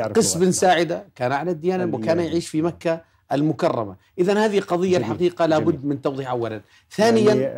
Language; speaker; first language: Arabic; native; Arabic